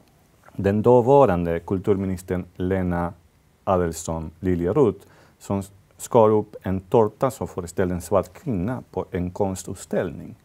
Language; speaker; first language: Swedish; non-native, fluent; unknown